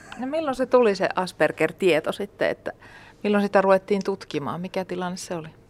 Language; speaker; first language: Finnish; native; Finnish